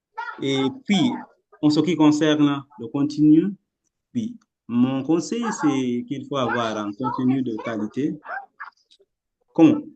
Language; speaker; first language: French; non-native, fluent; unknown